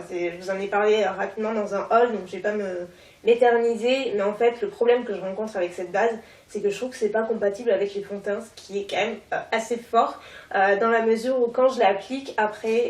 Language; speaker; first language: French; native; French